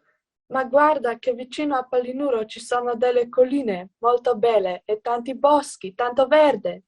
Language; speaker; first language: Italian; non-native, learner; Slovenian